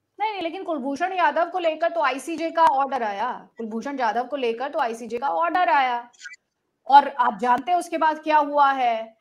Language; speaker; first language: Hindi; native; Hindi